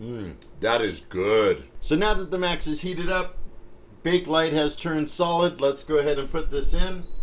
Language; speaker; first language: English; native; English